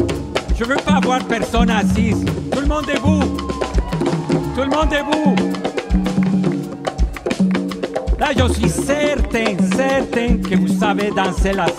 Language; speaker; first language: French; non-native, fluent; Spanish